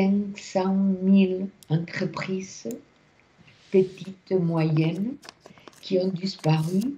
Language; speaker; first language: French; non-native, fluent; Spanish